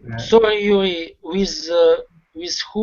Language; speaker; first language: English; non-native, learner; Russian